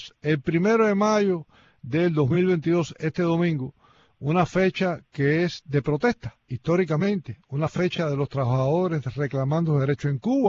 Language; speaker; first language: Spanish; native; Spanish